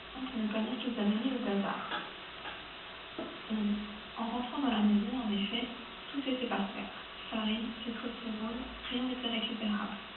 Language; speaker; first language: French; early bilingual, other home language; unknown